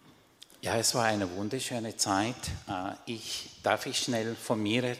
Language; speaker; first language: German; non-native, fluent; Spanish